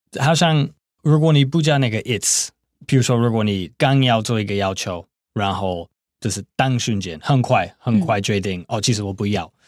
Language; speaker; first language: Chinese; non-native, fluent; English